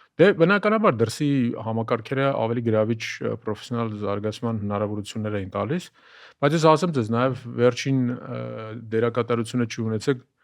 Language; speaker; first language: Armenian; native; Armenian